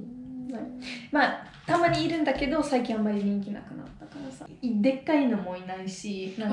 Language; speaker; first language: Japanese; non-native, fluent; Italian